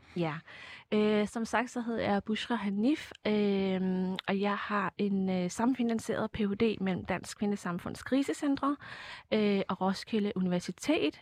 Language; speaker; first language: Danish; early bilingual, other home language; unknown